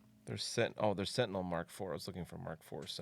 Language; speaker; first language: English; native; English